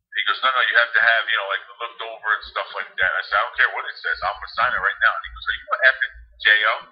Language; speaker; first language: English; native; English